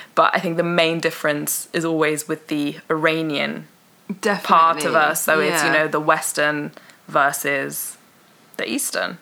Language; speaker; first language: English; early bilingual, other home language; Persian